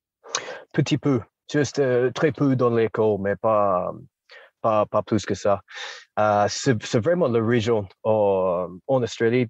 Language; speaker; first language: French; non-native, fluent; English